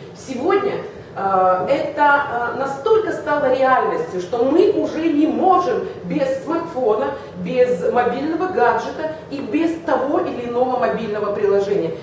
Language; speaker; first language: Russian; native; Russian